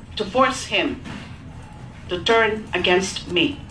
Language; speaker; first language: English; non-native, local second language; Filipino